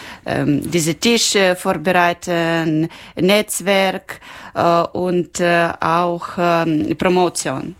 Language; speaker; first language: German; non-native, learner; Ukrainian